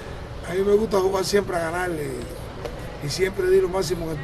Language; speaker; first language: Spanish; native; Spanish